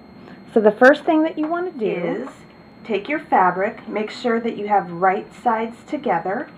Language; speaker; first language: English; native; English